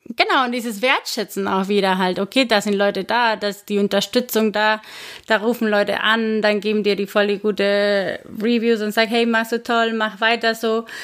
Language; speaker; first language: German; non-native, fluent; Spanish